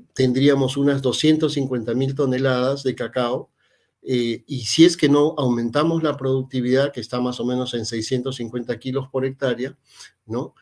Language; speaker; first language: Spanish; native; Spanish